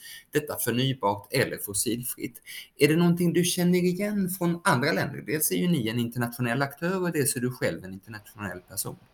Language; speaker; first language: Swedish; native; Swedish